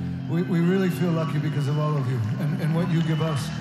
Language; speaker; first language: English; native; English